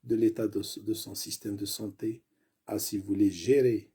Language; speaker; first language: French; non-native, local second language; Arabic